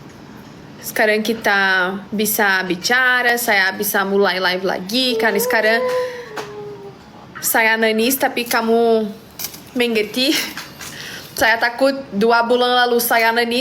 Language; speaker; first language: Indonesian; non-native, learner; Portuguese